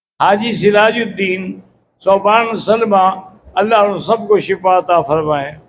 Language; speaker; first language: Urdu; native; Urdu